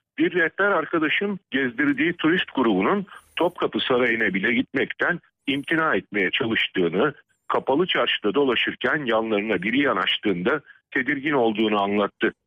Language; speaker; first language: Turkish; native; Turkish